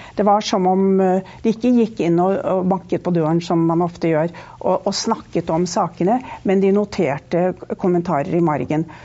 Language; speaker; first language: Norwegian; native; Norwegian